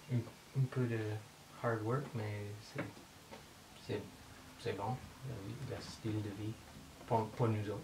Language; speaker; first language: French; non-native, learner; English